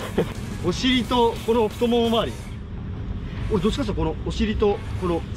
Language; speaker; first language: Japanese; native; Japanese